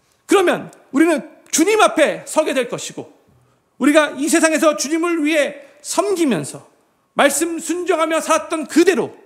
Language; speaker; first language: Korean; native; Korean